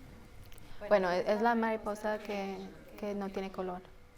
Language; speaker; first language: Spanish; non-native, fluent; English